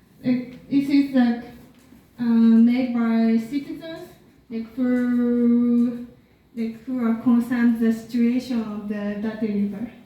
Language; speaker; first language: English; non-native, learner; Japanese